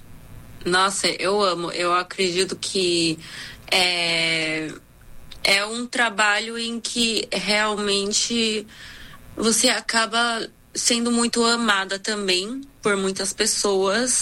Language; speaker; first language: Portuguese; early bilingual, other home language; Korean